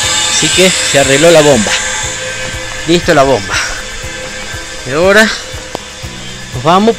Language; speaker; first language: Spanish; native; Spanish